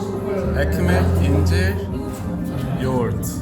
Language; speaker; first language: Turkish; non-native, learner; Korean